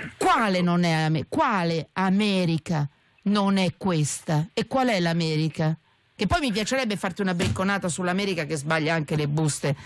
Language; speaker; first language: Italian; native; Italian